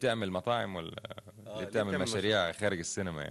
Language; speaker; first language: Arabic; native; Arabic